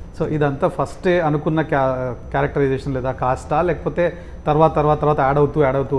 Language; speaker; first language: Telugu; native; Telugu